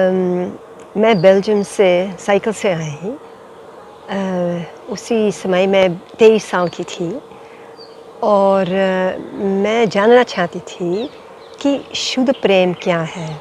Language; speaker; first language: Hindi; non-native, fluent; Dutch